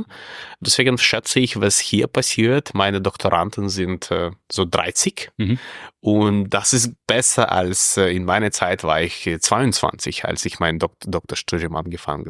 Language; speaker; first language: German; non-native, fluent; Russian